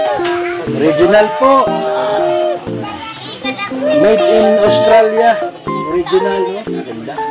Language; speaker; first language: Filipino; native; Filipino